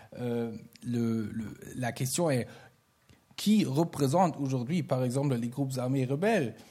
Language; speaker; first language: French; non-native, fluent; German